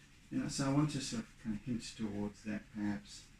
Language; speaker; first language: English; native; English